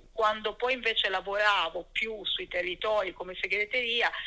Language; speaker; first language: Italian; native; Italian